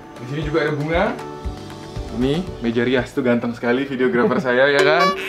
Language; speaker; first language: Indonesian; native; Indonesian